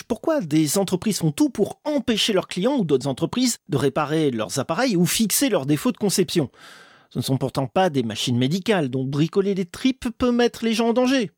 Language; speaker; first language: French; native; French